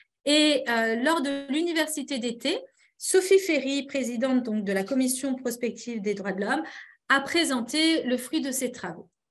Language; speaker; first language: French; native; French